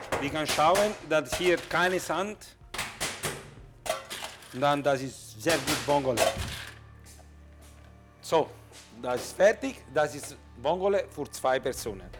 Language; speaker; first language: German; non-native, learner; Italian